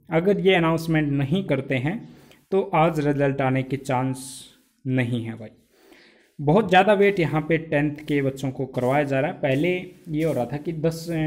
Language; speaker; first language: Hindi; native; Hindi